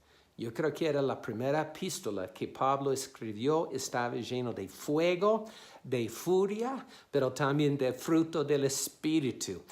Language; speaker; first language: Spanish; non-native, fluent; English